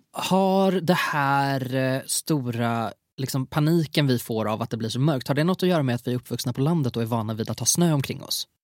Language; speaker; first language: Swedish; native; Swedish